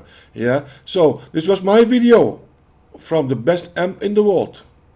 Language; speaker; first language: English; non-native, fluent; Dutch